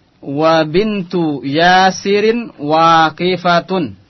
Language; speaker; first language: Arabic; non-native, fluent; Indonesian